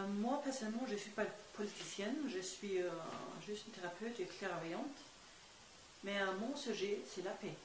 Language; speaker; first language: French; non-native, fluent; German